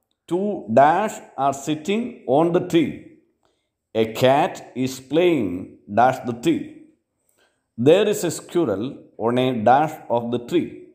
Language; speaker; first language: English; non-native, local second language; Malayalam